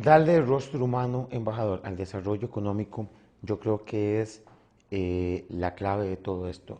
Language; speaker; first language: Spanish; native; Spanish